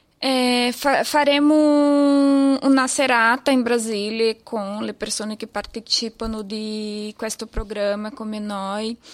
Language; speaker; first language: Italian; non-native, fluent; Portuguese